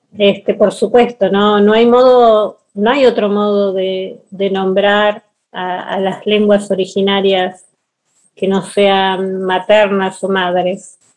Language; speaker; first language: Spanish; native; Spanish